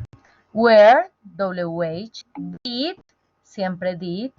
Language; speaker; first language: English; non-native, fluent; Spanish